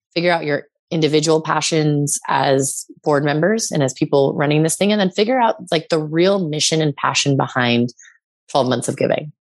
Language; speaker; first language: English; native; English